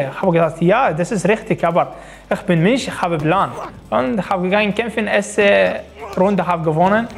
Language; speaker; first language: German; non-native, local second language; Arabic